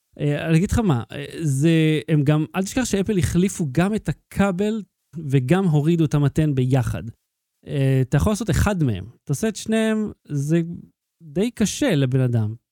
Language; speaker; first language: Hebrew; native; Hebrew